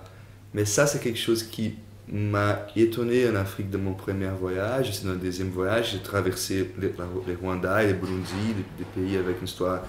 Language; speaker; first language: French; non-native, fluent; Portuguese